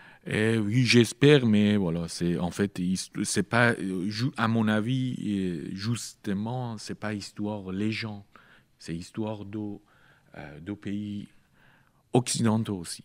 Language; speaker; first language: French; non-native, learner; Persian